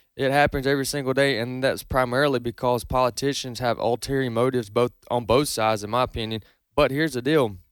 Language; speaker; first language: English; native; English